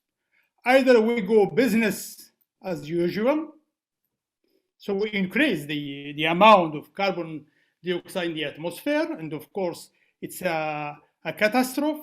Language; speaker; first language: English; non-native, fluent; Arabic